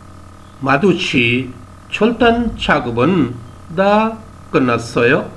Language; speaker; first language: Korean; non-native, learner; Urdu